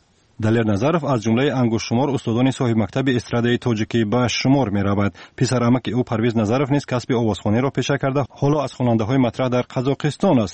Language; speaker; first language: Persian; native; Persian